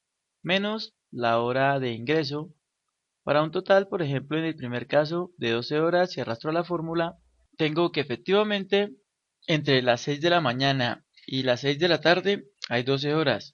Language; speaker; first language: Spanish; native; Spanish